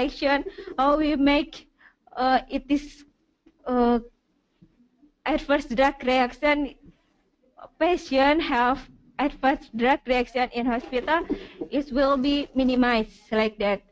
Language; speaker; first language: English; non-native, learner; Indonesian